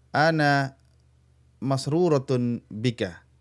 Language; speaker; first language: Arabic; non-native, fluent; Indonesian